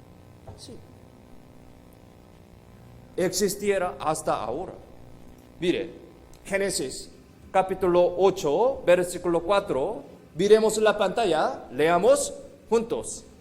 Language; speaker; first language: Spanish; non-native, fluent; Korean